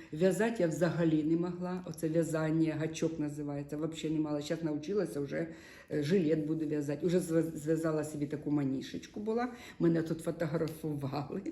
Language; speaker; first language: Ukrainian; non-native, local second language; Russian